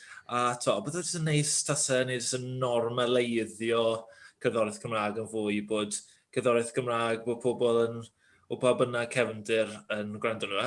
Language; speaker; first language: Welsh; native; Welsh